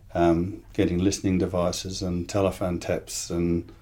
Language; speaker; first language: English; native; English